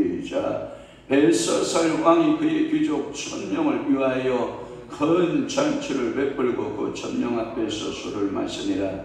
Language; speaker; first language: Korean; native; Korean